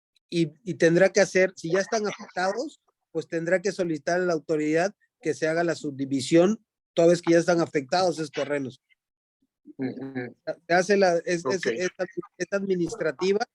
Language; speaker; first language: Spanish; native; Spanish